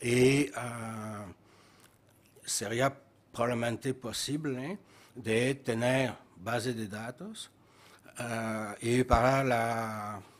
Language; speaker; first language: Spanish; non-native, fluent; French